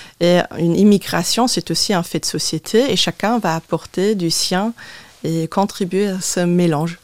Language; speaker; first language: French; non-native, local second language; Luxembourgish